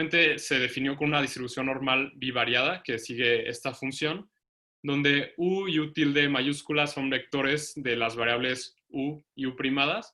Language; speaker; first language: Spanish; native; Spanish